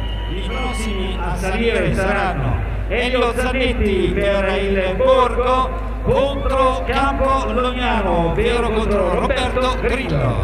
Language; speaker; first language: Italian; native; Italian